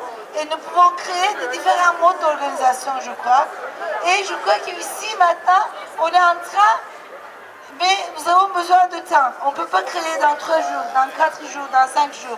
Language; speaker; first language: French; non-native, fluent; Turkish